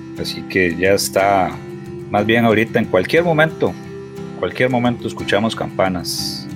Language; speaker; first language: Spanish; native; Spanish